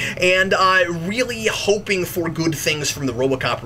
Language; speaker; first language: English; native; English